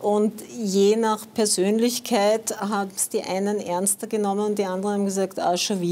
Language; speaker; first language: German; native; German